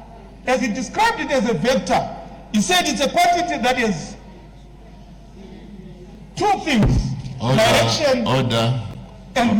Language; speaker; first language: English; non-native, local second language; Shona